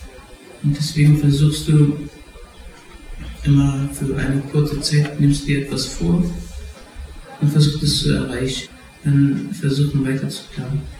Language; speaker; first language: German; early bilingual, other home language; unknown